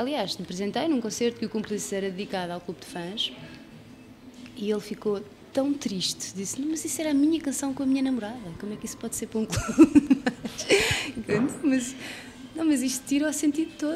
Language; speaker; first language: Portuguese; native; Portuguese